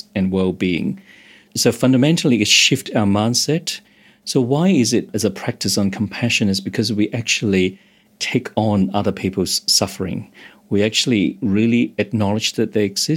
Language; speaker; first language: English; non-native, local second language; Cantonese